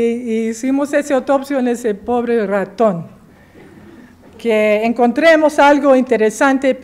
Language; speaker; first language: Spanish; early bilingual, heritage; English